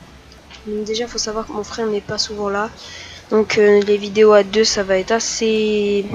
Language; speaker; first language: French; native; French